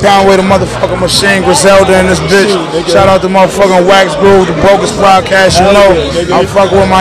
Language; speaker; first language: English; native; English